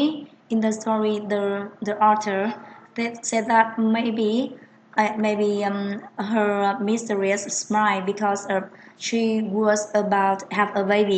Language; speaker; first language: English; non-native, fluent; Vietnamese